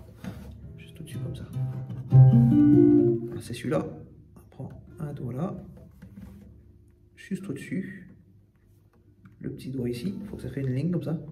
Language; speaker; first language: French; native; French